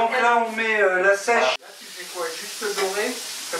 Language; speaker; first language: French; native; French